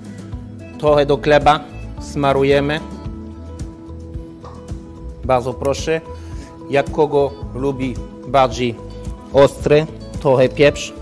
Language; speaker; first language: Polish; non-native, learner; French